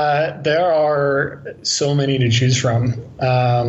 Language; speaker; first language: English; native; English